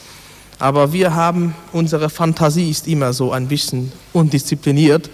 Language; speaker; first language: German; non-native, fluent; Hungarian